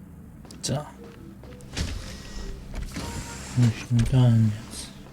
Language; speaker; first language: German; native; German